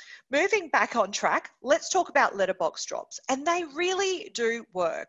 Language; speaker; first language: English; native; English